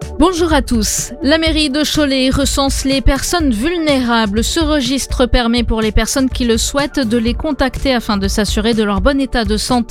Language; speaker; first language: French; native; French